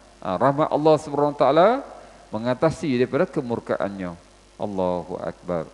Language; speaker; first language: Malay; native; Malay